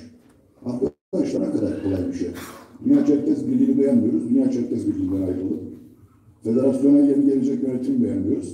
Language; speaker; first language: Turkish; native; Turkish